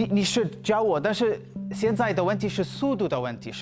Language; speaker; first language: Chinese; non-native, learner; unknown